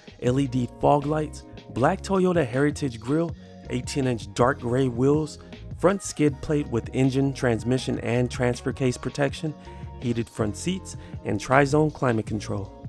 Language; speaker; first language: English; native; English